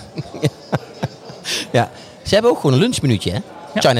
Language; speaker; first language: Dutch; native; Dutch